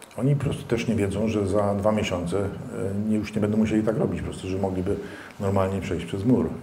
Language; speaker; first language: Polish; early bilingual, heritage; Polish